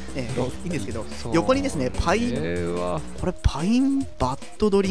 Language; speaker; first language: Japanese; native; Japanese